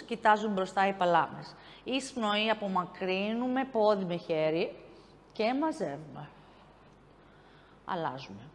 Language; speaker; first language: Greek; native; Greek